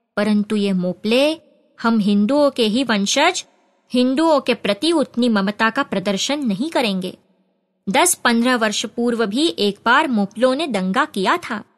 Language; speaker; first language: Hindi; non-native, local second language; Marathi